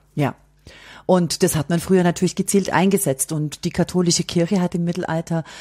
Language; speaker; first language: German; native; German